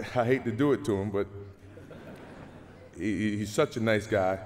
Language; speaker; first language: English; native; English